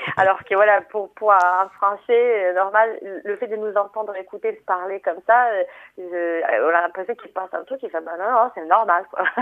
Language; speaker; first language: French; non-native, fluent; Italian